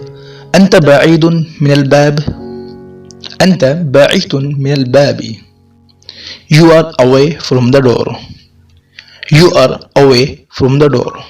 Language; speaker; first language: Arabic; non-native, fluent; Urdu